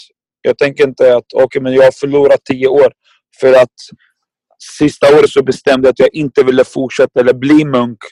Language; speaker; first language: Swedish; non-native, fluent; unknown